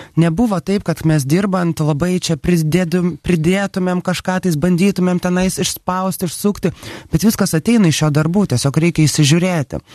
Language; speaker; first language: Lithuanian; native; Lithuanian